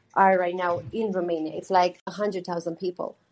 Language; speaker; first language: English; non-native, fluent; Romanian